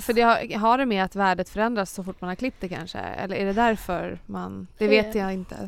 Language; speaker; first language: Swedish; native; Swedish